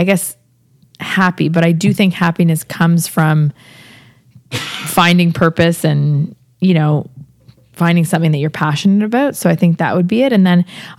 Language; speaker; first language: English; native; English